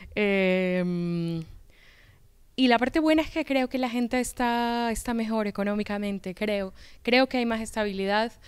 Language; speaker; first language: Spanish; native; Spanish